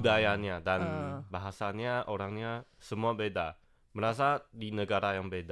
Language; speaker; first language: Indonesian; non-native, fluent; Chinese